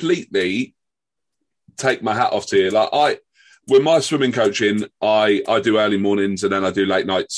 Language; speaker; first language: English; native; English